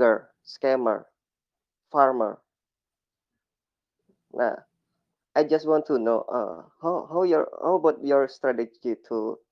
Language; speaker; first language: English; non-native, learner; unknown